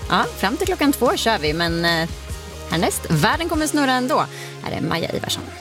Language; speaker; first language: Swedish; native; Swedish